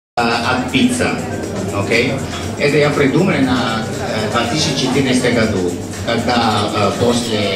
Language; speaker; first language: Russian; non-native, learner; Italian